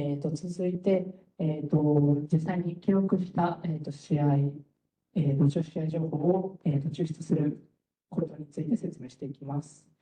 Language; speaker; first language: Japanese; native; Japanese